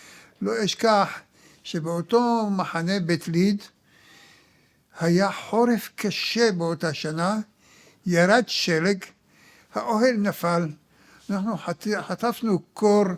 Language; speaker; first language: Hebrew; early bilingual, other home language; Arabic